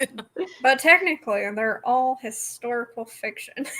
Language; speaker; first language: English; native; English